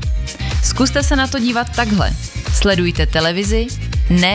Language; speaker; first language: Czech; native; Czech